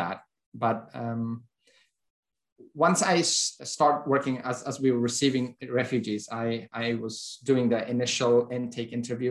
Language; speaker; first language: English; non-native, fluent; Persian